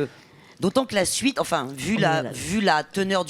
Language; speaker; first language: French; native; French